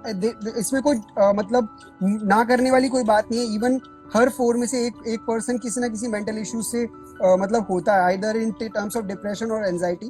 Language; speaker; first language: Hindi; native; Hindi